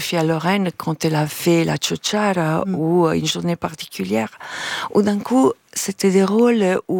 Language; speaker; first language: French; non-native, fluent; Italian